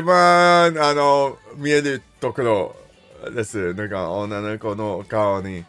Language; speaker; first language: Japanese; non-native, learner; English